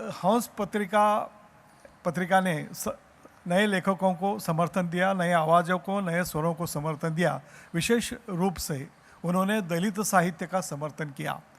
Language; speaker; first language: Hindi; non-native, local second language; Marathi